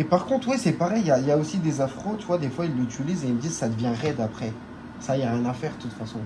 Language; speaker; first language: French; native; French